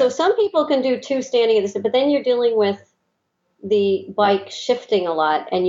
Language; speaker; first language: English; native; English